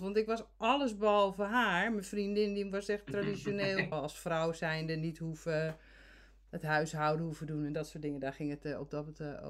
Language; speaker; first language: Dutch; native; Dutch